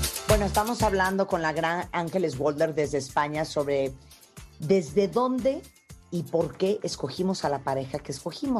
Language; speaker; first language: Spanish; native; Spanish